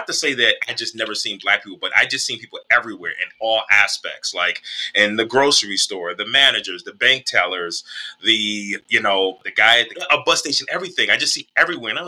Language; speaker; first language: English; native; English